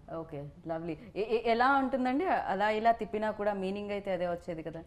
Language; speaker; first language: Telugu; native; Telugu